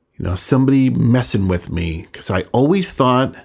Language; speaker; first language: English; native; English